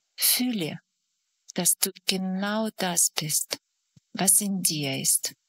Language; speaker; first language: German; non-native, fluent; Russian